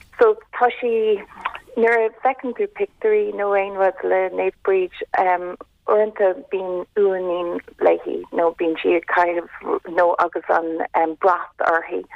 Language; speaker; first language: Irish; non-native, local second language; English